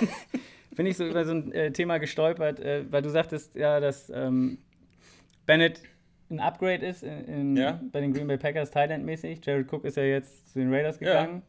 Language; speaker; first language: German; native; German